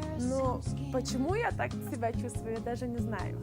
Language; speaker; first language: Russian; non-native, fluent; Lithuanian